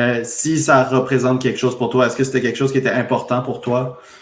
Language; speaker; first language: French; native; French